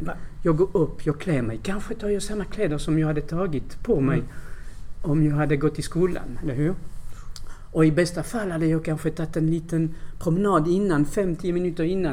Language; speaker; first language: Swedish; non-native, fluent; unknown